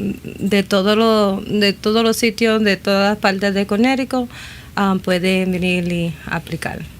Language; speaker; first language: Spanish; early bilingual, other home language; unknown